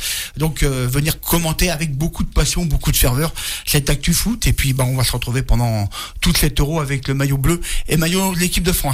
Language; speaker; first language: French; native; French